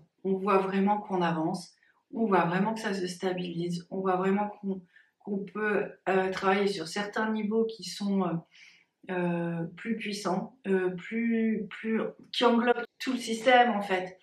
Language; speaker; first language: French; native; French